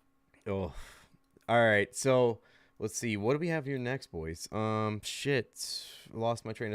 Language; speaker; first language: English; native; English